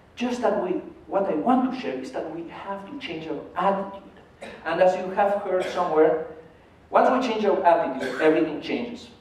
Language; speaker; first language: English; non-native, fluent; Spanish